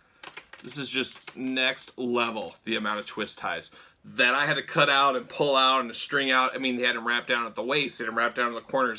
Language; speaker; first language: English; native; English